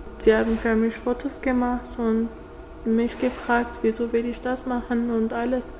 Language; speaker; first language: German; non-native, learner; Arabic